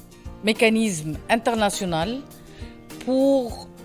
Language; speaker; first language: French; non-native, learner; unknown